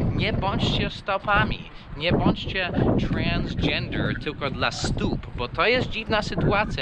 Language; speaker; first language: Polish; non-native, fluent; English